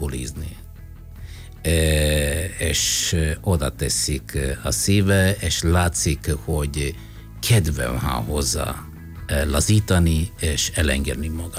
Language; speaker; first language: Hungarian; non-native, fluent; Italian